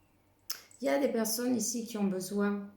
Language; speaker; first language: French; non-native, fluent; Spanish